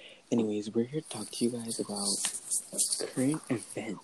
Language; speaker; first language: English; early bilingual, other home language; Spanish